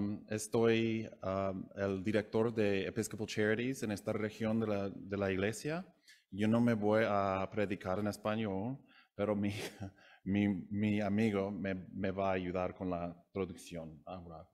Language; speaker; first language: Spanish; non-native, learner; English